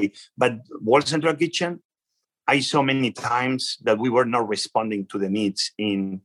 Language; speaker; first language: English; non-native, fluent; Spanish